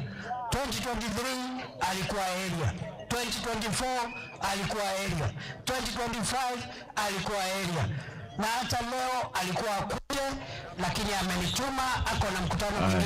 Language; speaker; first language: Swahili; non-native, local second language; Meru